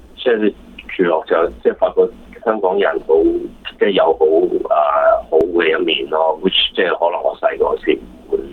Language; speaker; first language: Cantonese; early bilingual, heritage; Cantonese